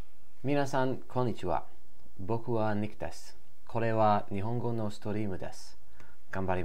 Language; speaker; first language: Japanese; non-native, learner; English